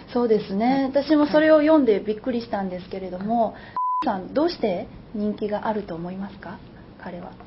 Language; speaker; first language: Japanese; native; Japanese